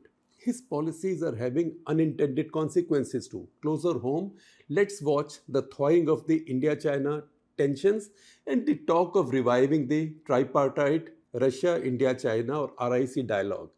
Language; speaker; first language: English; non-native, local second language; Hindi